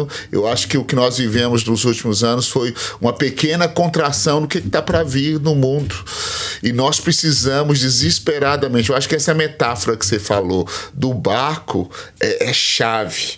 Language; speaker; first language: Portuguese; native; Portuguese